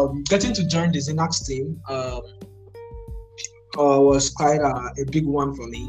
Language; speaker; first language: English; non-native, local second language; Igbo